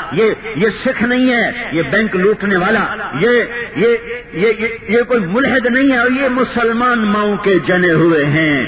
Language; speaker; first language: Urdu; non-native, local second language; Punjabi